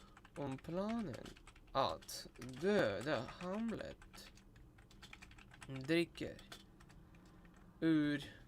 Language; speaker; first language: Swedish; non-native, learner; Russian